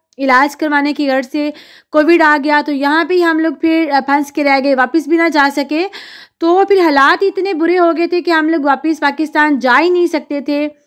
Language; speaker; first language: Urdu; native; Urdu